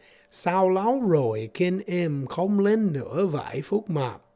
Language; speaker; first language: Vietnamese; non-native, learner; English